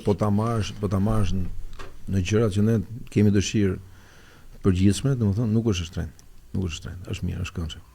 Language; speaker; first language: Albanian; native; Albanian